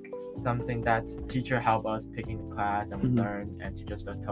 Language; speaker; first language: English; non-native, learner; Chinese